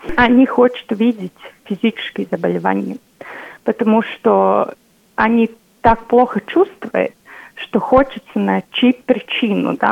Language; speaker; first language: Russian; non-native, local second language; Latvian